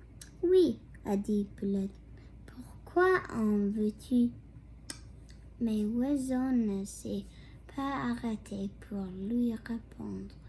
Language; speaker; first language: French; non-native, local second language; English